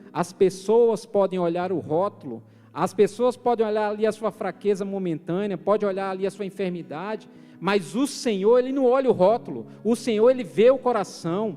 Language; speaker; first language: Portuguese; native; Portuguese